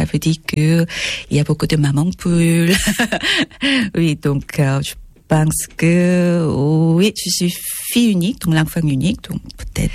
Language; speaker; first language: French; non-native, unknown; Korean